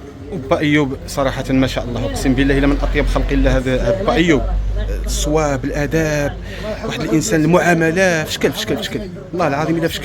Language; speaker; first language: Arabic; native; Arabic